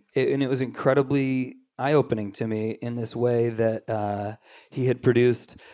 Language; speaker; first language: English; native; English